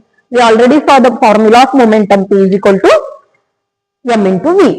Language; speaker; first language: English; non-native, local second language; Marathi